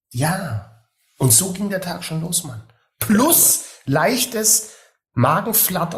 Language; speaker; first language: German; native; German